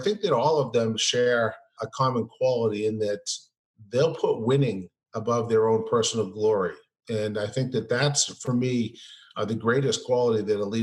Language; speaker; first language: English; native; English